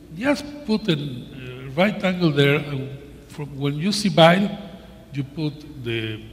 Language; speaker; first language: English; non-native, learner; Spanish